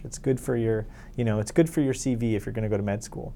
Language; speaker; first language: English; native; English